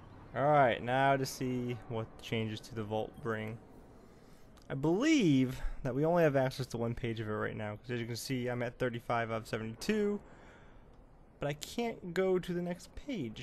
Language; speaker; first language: English; native; English